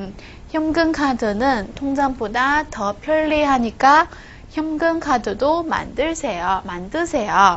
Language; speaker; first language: Korean; non-native, fluent; Chinese